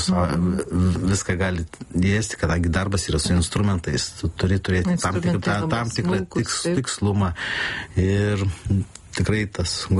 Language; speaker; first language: Lithuanian; native; Lithuanian